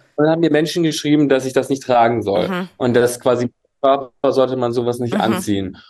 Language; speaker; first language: German; native; German